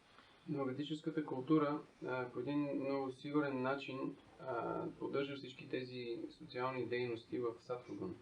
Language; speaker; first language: Bulgarian; native; Bulgarian